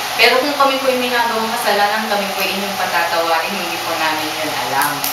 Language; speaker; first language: Filipino; native; Filipino